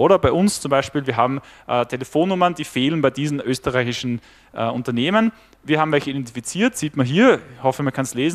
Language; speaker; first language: German; native; German